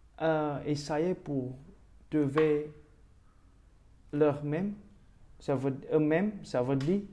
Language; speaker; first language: French; non-native, learner; Indonesian